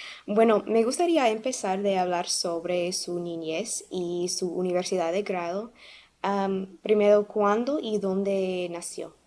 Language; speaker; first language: Spanish; non-native, learner; English